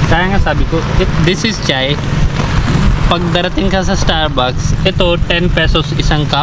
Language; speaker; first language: Filipino; non-native, learner; Hindi